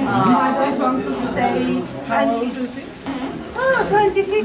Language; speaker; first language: English; non-native, fluent; Bulgarian